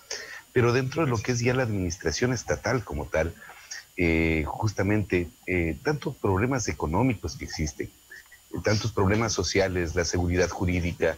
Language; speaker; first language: Spanish; native; Spanish